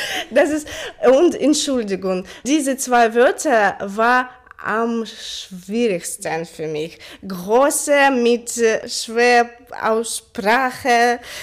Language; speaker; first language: German; non-native, learner; Ukrainian